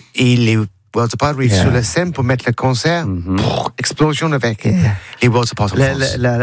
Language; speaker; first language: French; non-native, learner; English